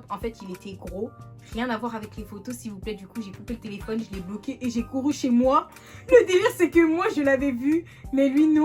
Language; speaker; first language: French; native; French